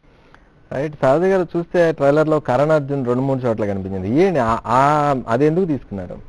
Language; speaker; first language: Telugu; native; Telugu